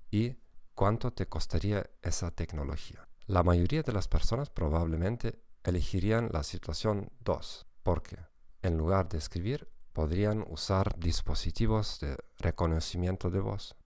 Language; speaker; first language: Spanish; non-native, fluent; German